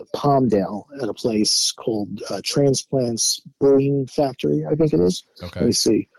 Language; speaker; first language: English; native; English